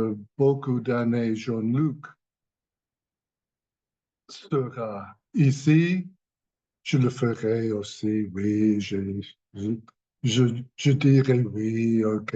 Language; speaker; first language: French; non-native, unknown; English